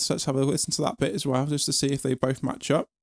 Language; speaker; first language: English; native; English